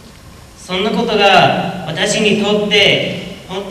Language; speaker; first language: Japanese; non-native, learner; English